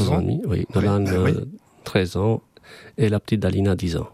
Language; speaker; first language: French; non-native, fluent; Albanian